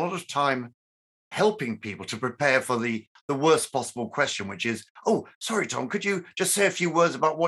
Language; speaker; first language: English; native; English